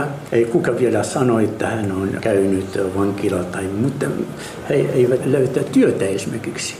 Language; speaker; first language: Finnish; non-native, fluent; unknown